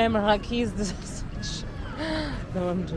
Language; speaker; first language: English; non-native, learner; French